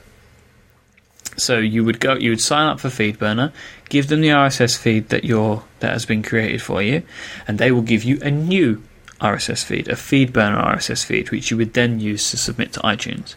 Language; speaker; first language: English; native; English